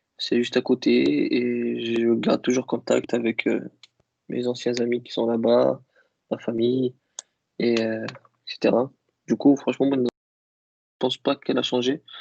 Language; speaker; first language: French; non-native, local second language; Kabyle